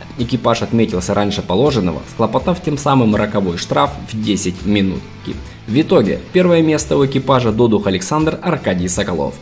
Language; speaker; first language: Russian; native; Russian